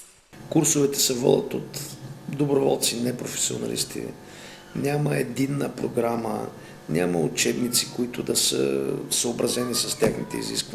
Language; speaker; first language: Bulgarian; native; Bulgarian